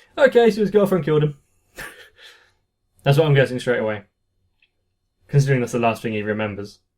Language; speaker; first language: English; native; English